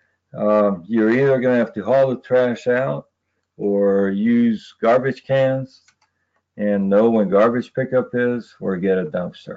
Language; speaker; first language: English; native; English